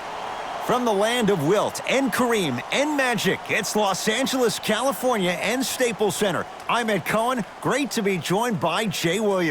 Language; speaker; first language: English; native; English